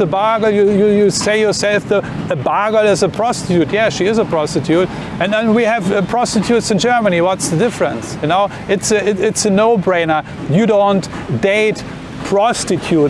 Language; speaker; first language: English; non-native, fluent; German